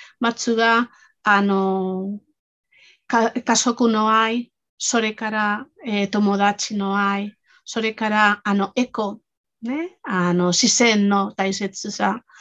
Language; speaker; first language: Japanese; non-native, fluent; Spanish